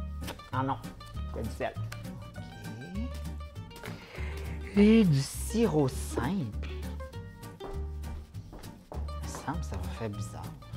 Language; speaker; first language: French; native; French